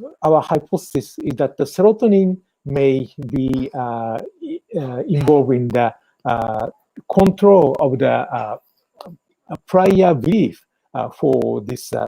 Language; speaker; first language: English; non-native, fluent; Japanese